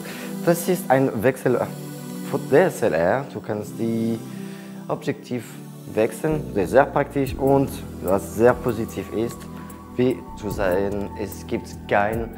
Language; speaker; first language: German; non-native, fluent; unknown